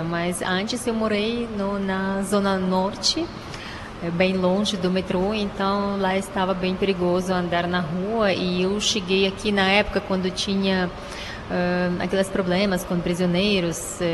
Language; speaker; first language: Portuguese; non-native, fluent; Ukrainian